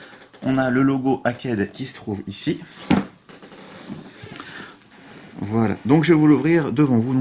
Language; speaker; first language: French; native; French